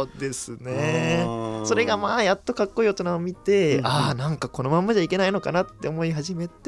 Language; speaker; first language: Japanese; native; Japanese